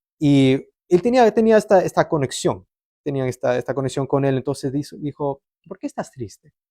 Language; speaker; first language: Spanish; early bilingual, heritage; Spanish